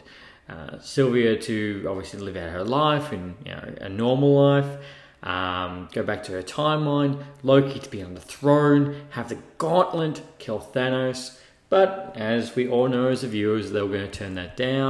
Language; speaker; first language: English; native; English